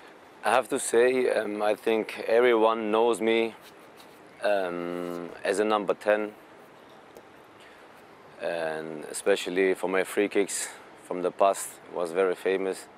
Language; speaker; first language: English; non-native, fluent; German